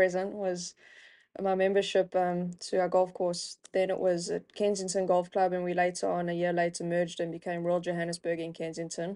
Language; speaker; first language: English; native; English